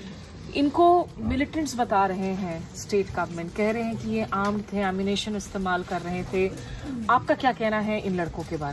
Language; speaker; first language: Hindi; native; Hindi